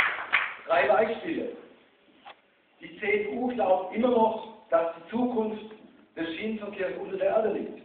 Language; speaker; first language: German; native; German